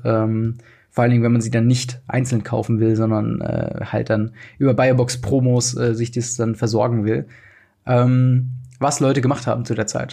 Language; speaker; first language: German; native; German